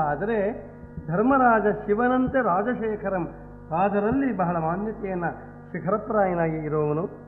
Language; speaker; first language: Kannada; native; Kannada